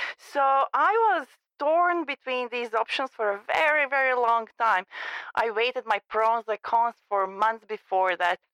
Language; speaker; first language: English; non-native, fluent; Croatian